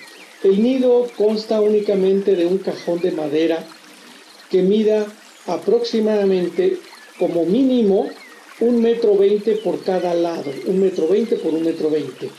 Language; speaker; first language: Spanish; native; Spanish